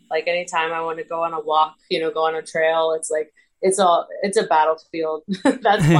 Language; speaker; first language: English; native; English